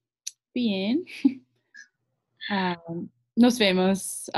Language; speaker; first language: Spanish; non-native, learner; English